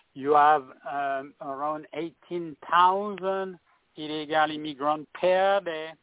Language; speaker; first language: English; non-native, fluent; French